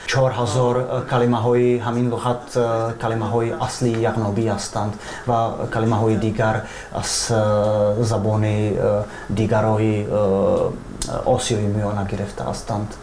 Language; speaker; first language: Persian; non-native, fluent; Czech